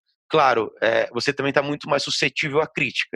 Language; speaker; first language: Portuguese; native; Portuguese